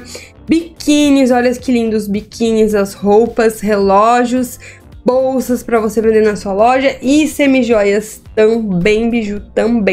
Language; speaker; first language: Portuguese; native; Portuguese